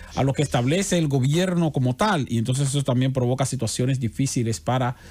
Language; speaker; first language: Spanish; native; Spanish